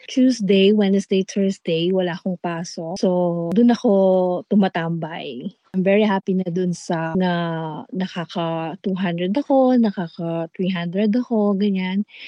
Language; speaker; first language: Filipino; non-native, local second language; Pampanga